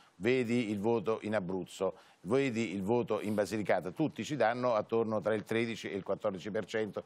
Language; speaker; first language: Italian; native; Italian